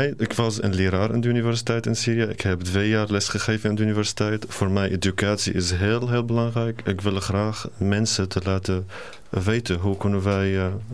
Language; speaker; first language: Dutch; non-native, learner; Arabic